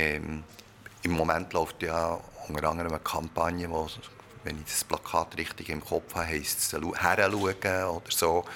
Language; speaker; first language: German; early bilingual, other home language; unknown